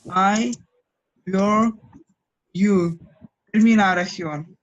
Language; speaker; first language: Spanish; non-native, learner; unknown